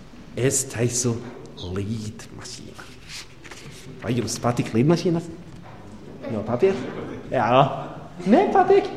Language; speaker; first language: Latvian; non-native, learner; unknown